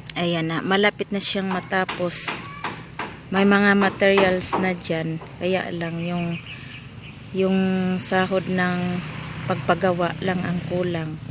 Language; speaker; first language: Filipino; non-native, local second language; Cebuano